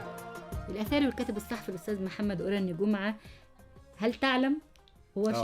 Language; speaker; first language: Arabic; native; Arabic